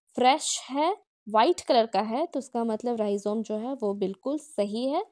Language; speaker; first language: Hindi; non-native, local second language; Odia